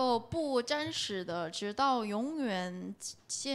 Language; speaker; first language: Chinese; non-native, learner; Korean